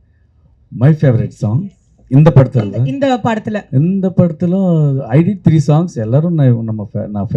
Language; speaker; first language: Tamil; non-native, learner; Telugu